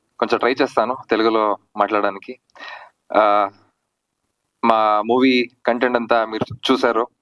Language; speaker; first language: Telugu; non-native, learner; Tamil